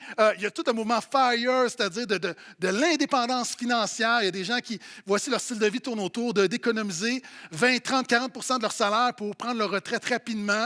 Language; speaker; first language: French; native; French